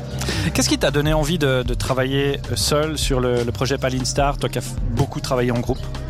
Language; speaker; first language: French; native; French